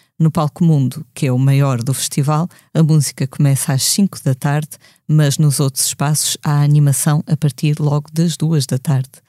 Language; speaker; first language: Portuguese; native; Portuguese